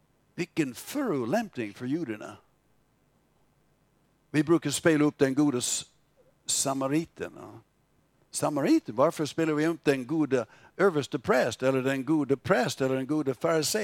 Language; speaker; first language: Swedish; non-native, fluent; English